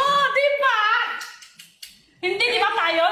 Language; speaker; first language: Filipino; non-native, learner; Chinese